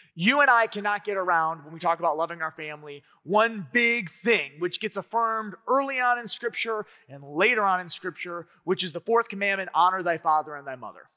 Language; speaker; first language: English; native; English